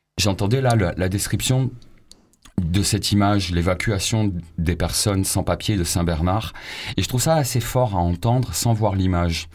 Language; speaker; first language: French; native; French